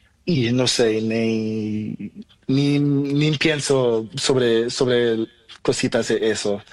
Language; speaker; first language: Spanish; non-native, learner; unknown